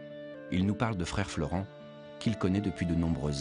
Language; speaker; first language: French; native; French